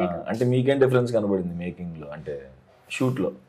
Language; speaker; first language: Telugu; native; Telugu